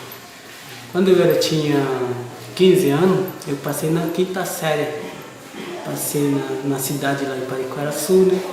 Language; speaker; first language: Portuguese; non-native, local second language; Guarani